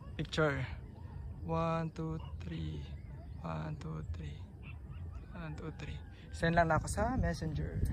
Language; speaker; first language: Filipino; non-native, local second language; Cebuano